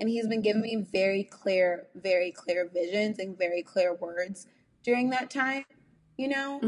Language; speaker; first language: English; native; English